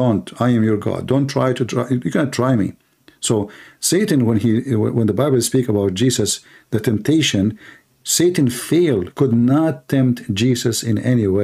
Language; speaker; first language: English; non-native, fluent; Arabic